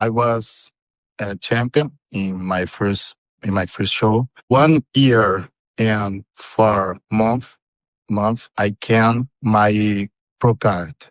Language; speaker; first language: English; non-native, learner; Portuguese